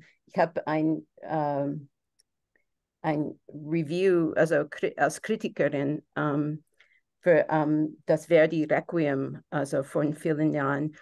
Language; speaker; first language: German; non-native, fluent; English